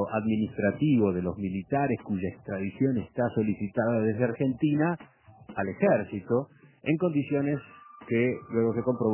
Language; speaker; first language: Spanish; native; Spanish